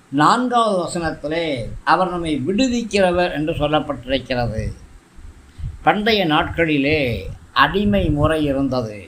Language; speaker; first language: Tamil; native; Tamil